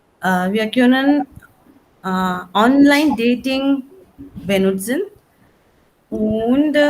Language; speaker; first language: German; non-native, learner; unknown